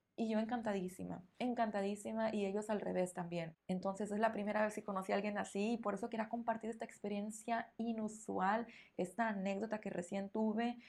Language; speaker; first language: Spanish; native; Spanish